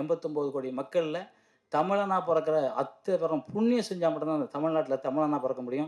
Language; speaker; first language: Tamil; native; Tamil